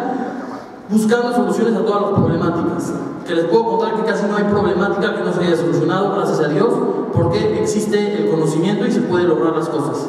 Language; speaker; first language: Spanish; native; Spanish